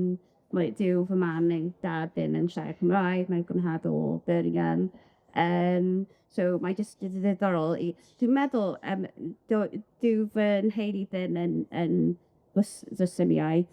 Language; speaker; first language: Welsh; non-native, local second language; English